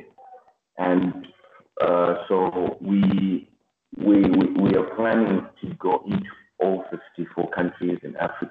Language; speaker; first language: English; non-native, local second language; Shona